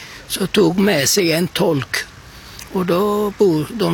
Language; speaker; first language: Swedish; non-native, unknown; Turkish